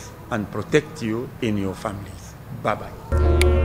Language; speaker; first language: English; non-native, fluent; Swahili